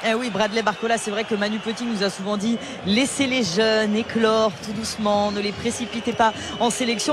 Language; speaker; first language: French; native; French